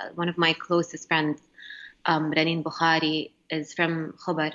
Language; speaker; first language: English; non-native, fluent; Arabic